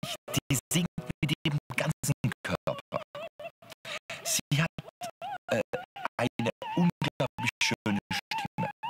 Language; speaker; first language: German; non-native, fluent; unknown